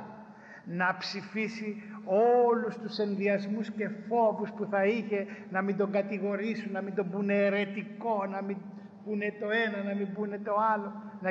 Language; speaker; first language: Greek; native; Greek